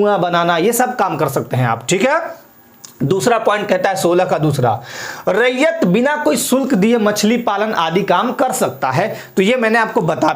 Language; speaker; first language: Hindi; native; Hindi